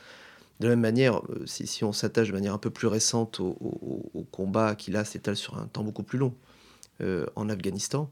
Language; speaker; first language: French; native; French